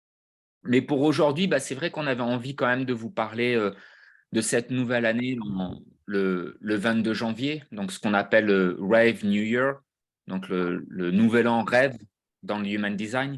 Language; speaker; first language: French; native; French